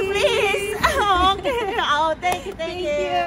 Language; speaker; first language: English; non-native, learner; Korean